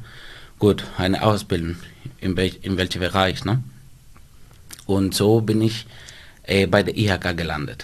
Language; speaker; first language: German; non-native, fluent; Spanish